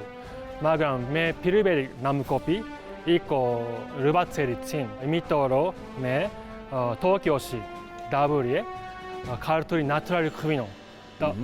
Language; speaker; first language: Georgian; non-native, learner; Japanese